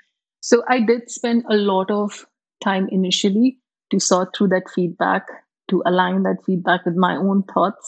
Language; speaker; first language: English; non-native, local second language; Hindi